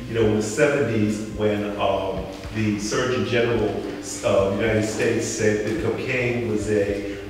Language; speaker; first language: English; native; English